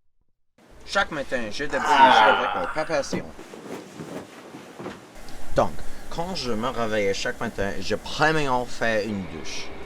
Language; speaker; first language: French; non-native, learner; English